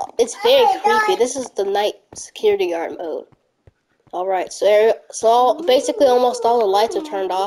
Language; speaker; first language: English; native; English